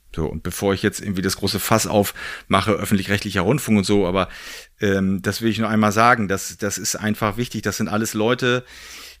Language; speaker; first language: German; native; German